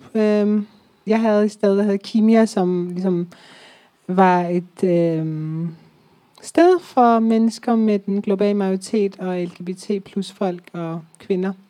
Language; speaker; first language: Danish; early bilingual, other home language; Persian